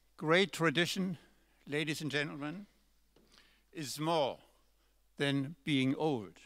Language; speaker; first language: English; non-native, fluent; German